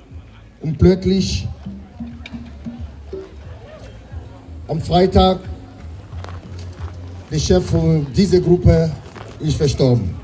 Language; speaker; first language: German; non-native, learner; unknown